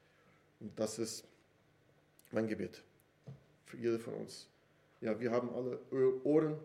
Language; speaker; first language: German; non-native, fluent; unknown